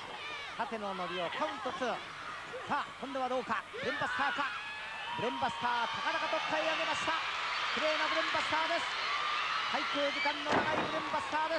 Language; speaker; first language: Japanese; native; Japanese